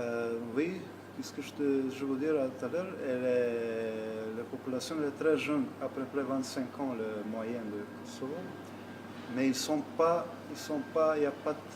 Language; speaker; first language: French; non-native, learner; Albanian